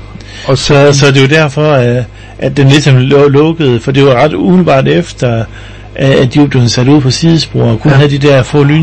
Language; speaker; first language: Danish; native; Danish